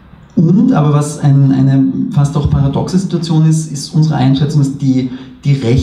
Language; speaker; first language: German; native; German